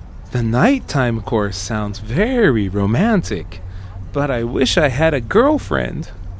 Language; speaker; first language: English; native; English